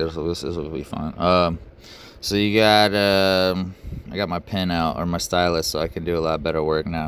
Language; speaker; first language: English; native; English